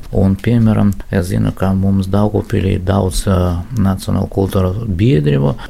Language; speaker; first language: Latvian; non-native, local second language; Russian